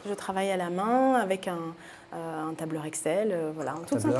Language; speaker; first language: French; native; French